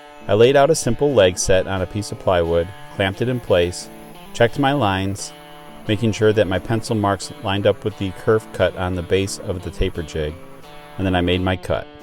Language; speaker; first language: English; native; English